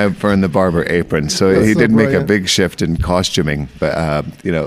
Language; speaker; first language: English; native; English